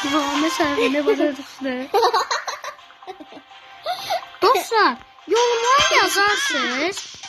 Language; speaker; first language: Turkish; non-native, learner; Azerbaijani